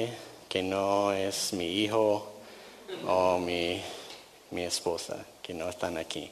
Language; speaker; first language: Spanish; non-native, fluent; English